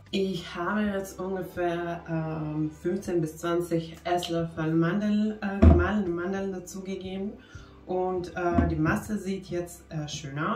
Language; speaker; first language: German; non-native, fluent; Finnish